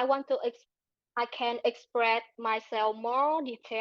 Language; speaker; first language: English; non-native, learner; Vietnamese